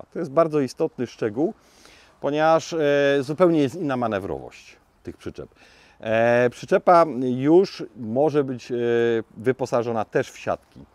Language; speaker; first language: Polish; native; Polish